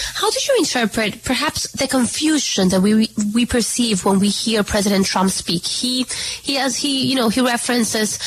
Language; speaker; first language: English; non-native, fluent; Spanish